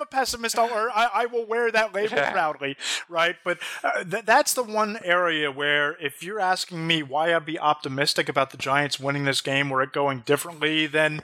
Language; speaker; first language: English; native; English